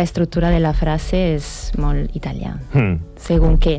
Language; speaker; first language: Catalan; non-native, learner; Italian